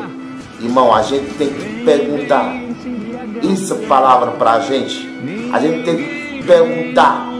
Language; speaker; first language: Portuguese; non-native, learner; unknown